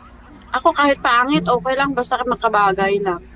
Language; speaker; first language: Filipino; non-native, local second language; Hiligaynon